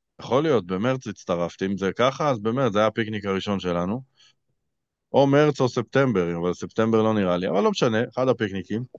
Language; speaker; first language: Hebrew; native; Hebrew